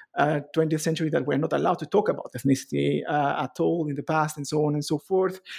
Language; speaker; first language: English; non-native, fluent; Greek